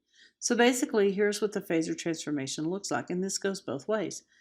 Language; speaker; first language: English; native; English